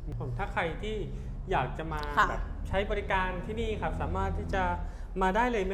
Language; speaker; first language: Thai; native; Thai